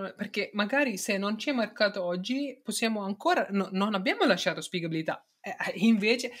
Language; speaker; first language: Italian; non-native, fluent; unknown